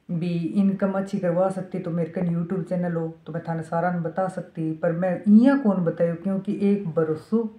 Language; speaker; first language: Hindi; native; Hindi